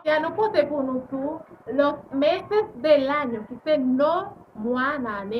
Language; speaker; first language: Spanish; non-native, learner; Haitian Creole